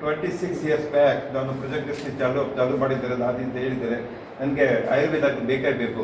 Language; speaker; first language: Kannada; non-native, local second language; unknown